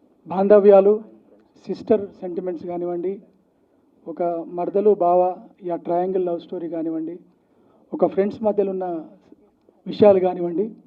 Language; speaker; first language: Telugu; native; Telugu